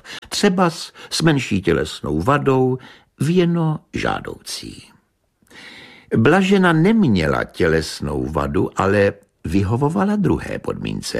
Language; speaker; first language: Czech; native; Czech